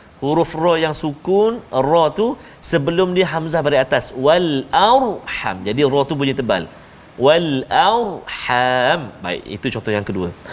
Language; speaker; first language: Malay; native; Malay